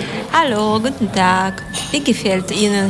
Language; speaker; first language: German; non-native, learner; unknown